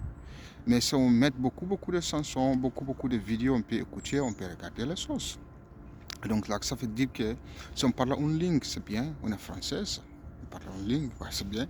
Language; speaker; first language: French; non-native, learner; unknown